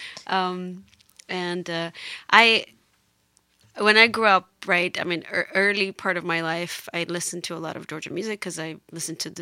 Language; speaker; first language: English; non-native, fluent; Georgian